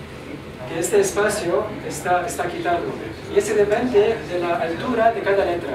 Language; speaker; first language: Spanish; non-native, learner; Arabic